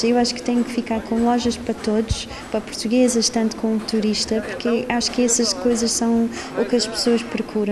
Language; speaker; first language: Portuguese; non-native, fluent; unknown